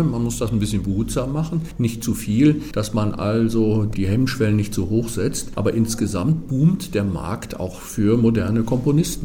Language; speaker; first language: German; native; German